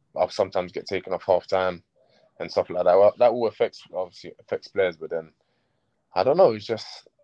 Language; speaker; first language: English; native; English